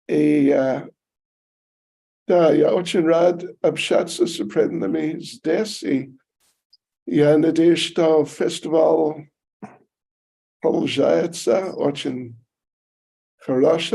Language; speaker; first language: Russian; non-native, learner; English